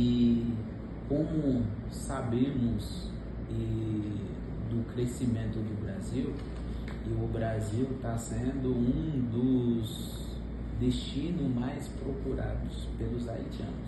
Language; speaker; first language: Portuguese; non-native, fluent; Haitian Creole